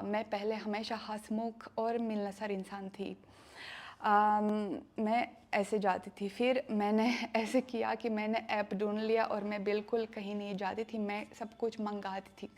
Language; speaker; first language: Hindi; non-native, learner; Russian